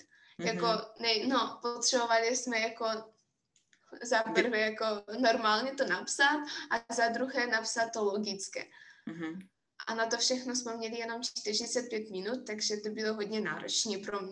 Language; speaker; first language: Czech; non-native, fluent; Russian